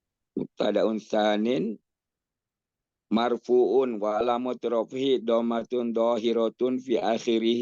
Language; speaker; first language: Arabic; non-native, learner; Indonesian